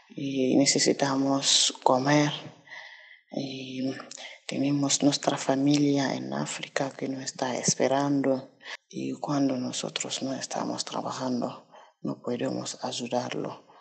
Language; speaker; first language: Spanish; non-native, learner; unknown